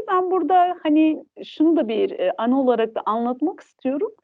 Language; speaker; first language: Turkish; non-native, local second language; Kurdish